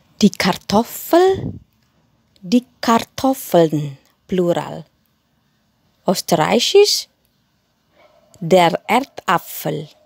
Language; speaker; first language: German; non-native, fluent; Indonesian